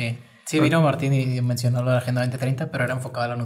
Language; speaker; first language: Spanish; native; Spanish